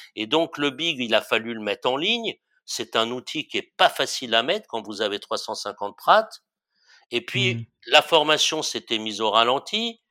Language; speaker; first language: French; early bilingual, other home language; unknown